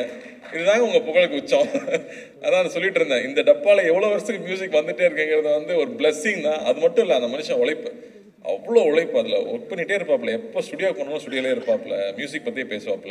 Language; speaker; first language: Tamil; native; Tamil